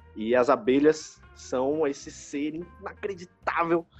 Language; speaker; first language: Portuguese; native; Portuguese